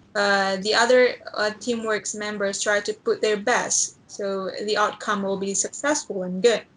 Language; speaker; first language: English; non-native, learner; Indonesian